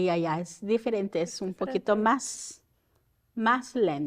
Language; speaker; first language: Spanish; early bilingual, heritage; Spanish